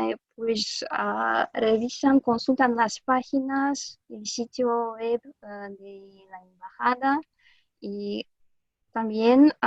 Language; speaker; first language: Spanish; non-native, fluent; Russian